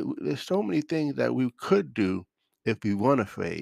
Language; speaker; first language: English; native; English